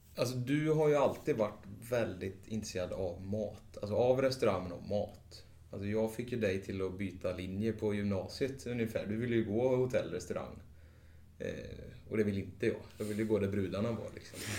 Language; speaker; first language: Swedish; native; Swedish